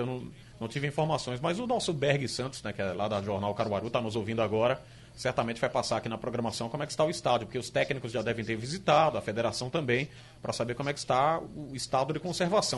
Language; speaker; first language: Portuguese; native; Portuguese